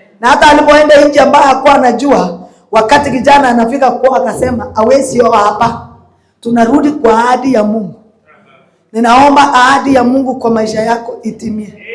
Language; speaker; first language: Swahili; non-native, local second language; Kalenjin